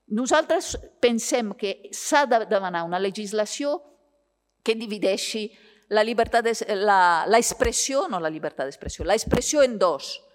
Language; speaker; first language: Catalan; non-native, fluent; Italian